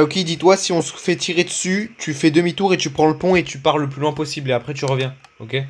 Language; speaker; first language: French; native; French